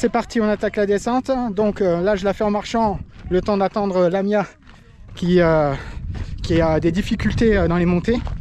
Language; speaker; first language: French; native; French